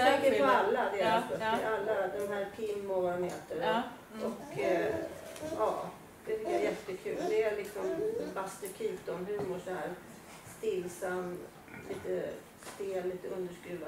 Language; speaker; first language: Swedish; native; Swedish